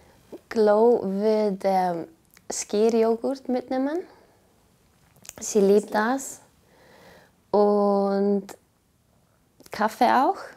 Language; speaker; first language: German; non-native, learner; Icelandic